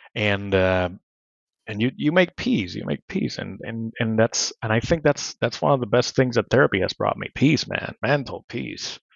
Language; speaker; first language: English; non-native, fluent; Spanish